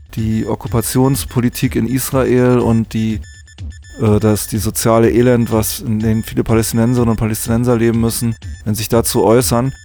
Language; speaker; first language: German; native; German